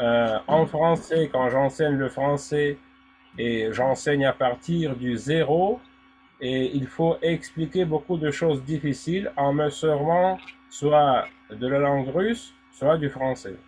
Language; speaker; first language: French; non-native, fluent; Russian